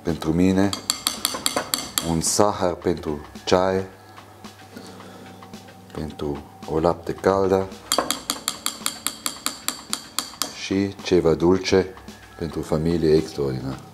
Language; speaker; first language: Romanian; non-native, learner; German